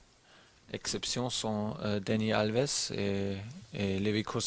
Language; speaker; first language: French; non-native, learner; German